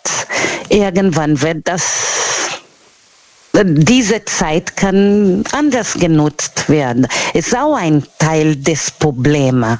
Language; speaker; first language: German; non-native, learner; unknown